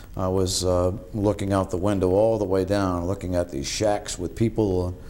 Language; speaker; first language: English; native; English